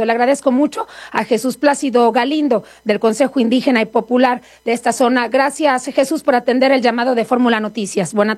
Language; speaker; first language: Spanish; native; Spanish